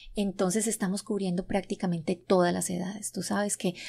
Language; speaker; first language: Spanish; native; Spanish